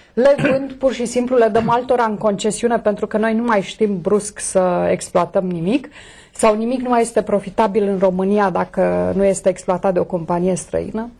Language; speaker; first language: Romanian; native; Romanian